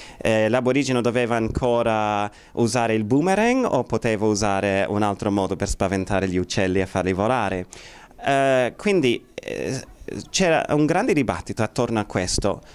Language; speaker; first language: Italian; non-native, fluent; English